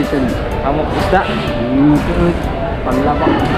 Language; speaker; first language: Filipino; non-native, local second language; Cebuano